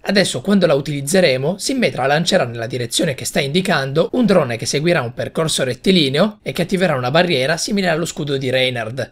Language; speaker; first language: Italian; native; Italian